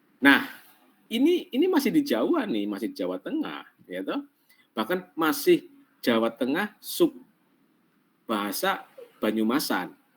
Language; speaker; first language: Indonesian; non-native, local second language; Javanese